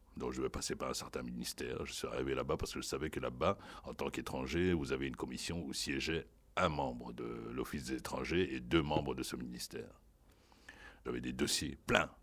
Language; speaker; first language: French; non-native, local second language; Lingala